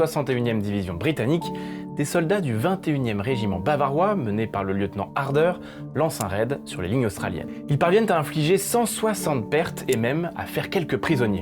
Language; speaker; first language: French; native; French